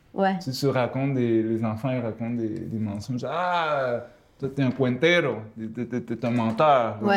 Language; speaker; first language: French; early bilingual, other home language; Spanish